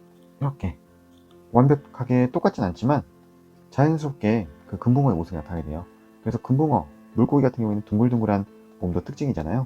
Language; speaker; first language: Korean; native; Korean